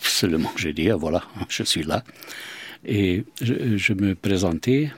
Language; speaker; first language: French; non-native, fluent; Hungarian